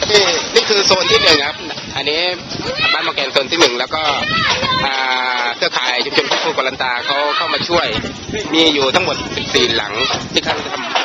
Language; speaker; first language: Thai; non-native, local second language; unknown